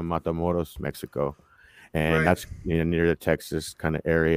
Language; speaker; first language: English; native; English